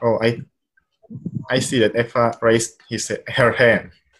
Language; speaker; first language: English; non-native, fluent; Indonesian